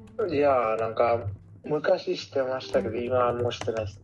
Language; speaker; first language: Japanese; non-native, learner; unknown